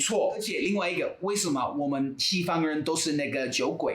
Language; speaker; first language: Chinese; non-native, fluent; English